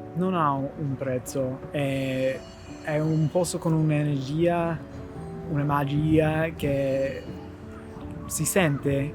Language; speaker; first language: Italian; non-native, fluent; English